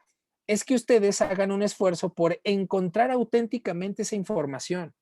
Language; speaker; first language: Spanish; native; Spanish